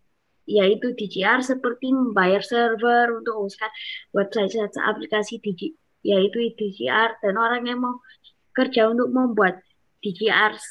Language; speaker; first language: Indonesian; non-native, local second language; English